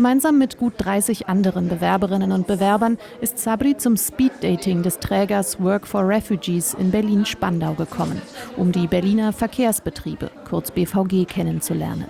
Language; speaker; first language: German; native; German